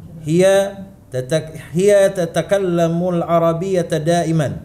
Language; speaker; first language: Arabic; non-native, learner; Indonesian